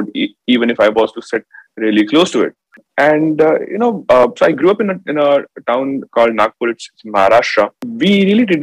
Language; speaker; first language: English; non-native, local second language; Marathi